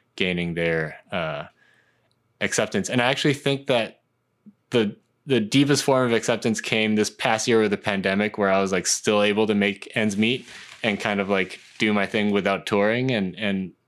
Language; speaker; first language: English; non-native, local second language; Cantonese